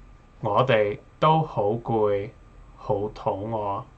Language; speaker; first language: Cantonese; non-native, learner; English